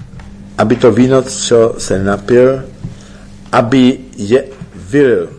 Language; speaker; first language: Czech; native; Czech